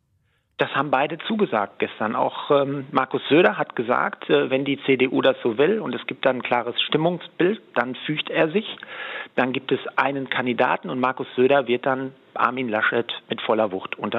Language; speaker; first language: German; native; German